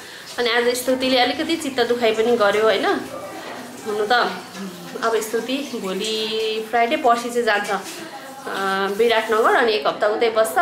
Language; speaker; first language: Nepali; native; Nepali